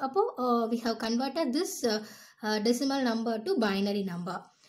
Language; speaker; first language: English; non-native, local second language; Tamil